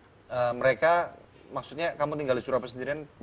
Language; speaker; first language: Indonesian; native; Indonesian